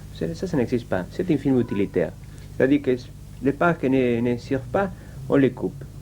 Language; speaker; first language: French; non-native, learner; Spanish